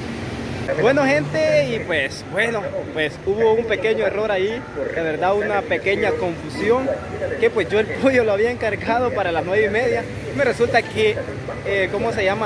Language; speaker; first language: Spanish; native; Spanish